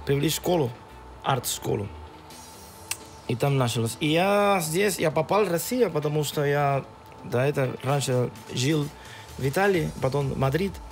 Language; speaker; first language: Russian; non-native, learner; Spanish